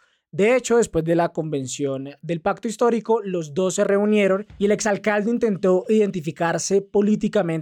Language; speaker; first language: Spanish; native; Spanish